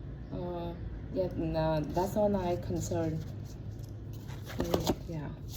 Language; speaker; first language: English; non-native, learner; Vietnamese